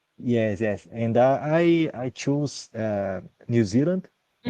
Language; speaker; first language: English; non-native, learner; Portuguese